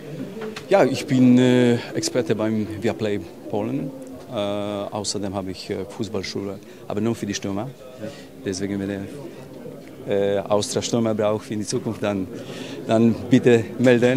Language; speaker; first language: German; non-native, fluent; Polish